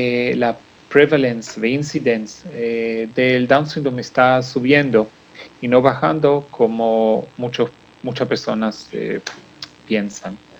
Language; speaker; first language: Spanish; non-native, fluent; Hebrew